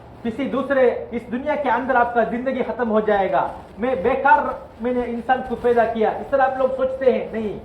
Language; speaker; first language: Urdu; non-native, fluent; Tamil